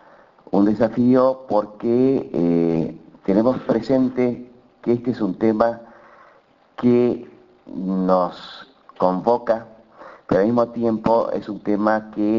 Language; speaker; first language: Spanish; native; Spanish